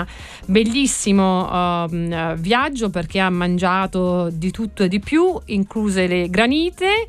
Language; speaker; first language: Italian; native; Italian